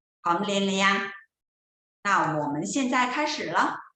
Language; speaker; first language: Chinese; non-native, fluent; Thai